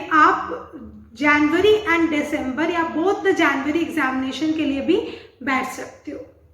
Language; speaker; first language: English; non-native, local second language; Hindi